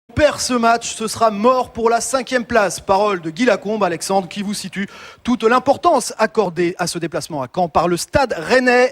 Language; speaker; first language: French; native; French